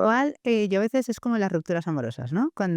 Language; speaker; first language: Spanish; native; Spanish